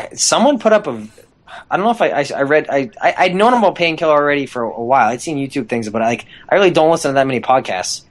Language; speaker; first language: English; native; English